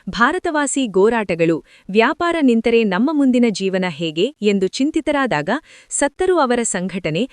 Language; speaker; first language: Kannada; non-native, local second language; Lambadi